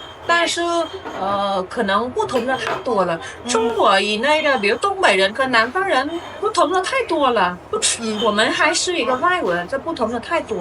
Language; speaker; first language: Chinese; non-native, fluent; Vietnamese